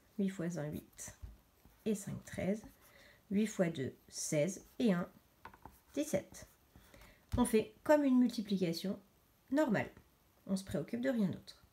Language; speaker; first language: French; native; French